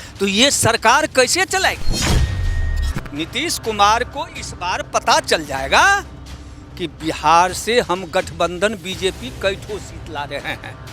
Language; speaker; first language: Hindi; native; Hindi